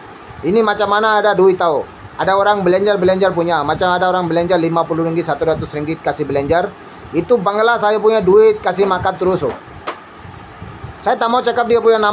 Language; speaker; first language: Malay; non-native, learner; Bangla